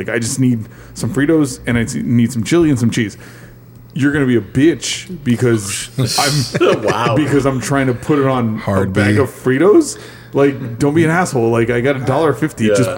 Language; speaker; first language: English; native; English